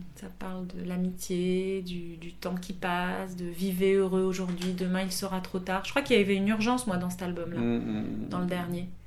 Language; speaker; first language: French; native; French